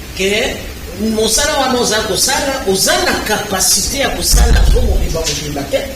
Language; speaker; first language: Lingala; native; Lingala